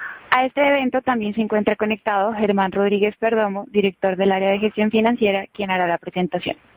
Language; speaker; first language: Spanish; native; Spanish